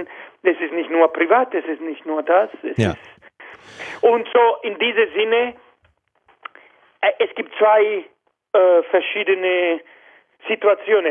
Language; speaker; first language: German; non-native, fluent; Spanish